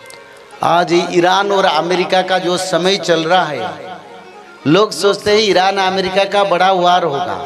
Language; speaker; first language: Hindi; non-native, local second language; Odia